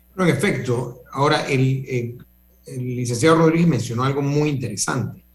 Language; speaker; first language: Spanish; native; Spanish